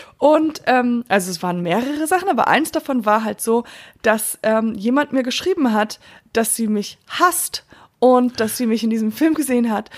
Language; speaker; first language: German; non-native, fluent; English